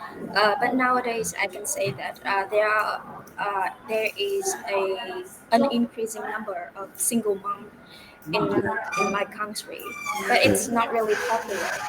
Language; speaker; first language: English; non-native, fluent; Vietnamese